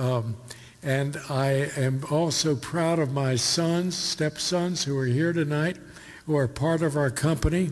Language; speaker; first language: English; native; English